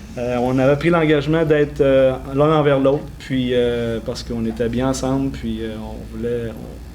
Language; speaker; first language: French; native; French